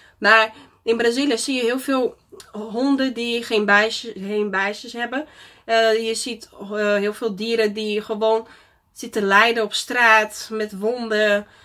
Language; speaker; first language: Dutch; non-native, fluent; Portuguese